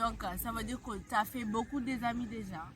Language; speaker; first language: French; non-native, fluent; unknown